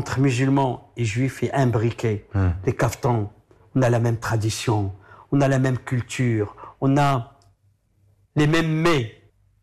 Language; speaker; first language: French; non-native, local second language; Arabic